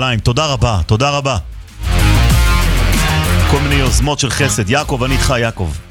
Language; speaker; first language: Hebrew; native; Hebrew